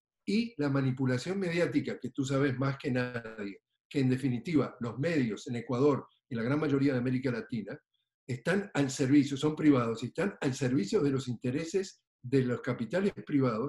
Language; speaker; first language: Spanish; native; Spanish